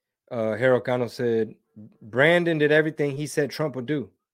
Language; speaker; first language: English; early bilingual, other home language; Spanish